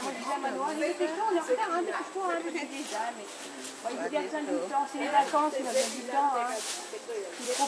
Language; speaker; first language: French; non-native, local second language; Guadeloupean Creole French